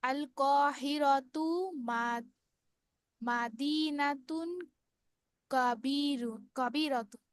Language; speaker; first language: Arabic; non-native, learner; Bangla